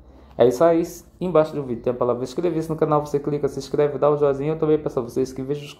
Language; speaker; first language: Portuguese; native; Portuguese